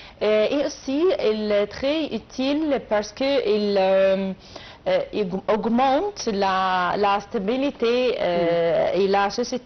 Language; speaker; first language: French; non-native, learner; Arabic